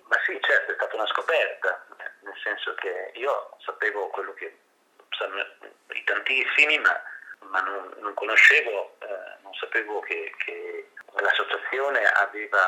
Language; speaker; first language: Italian; native; Italian